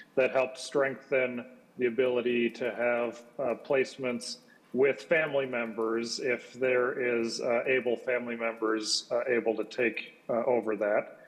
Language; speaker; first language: English; native; English